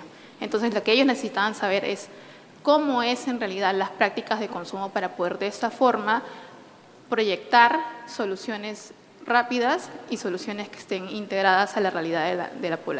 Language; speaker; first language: Spanish; native; Spanish